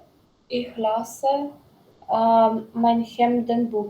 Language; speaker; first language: German; non-native, learner; Macedonian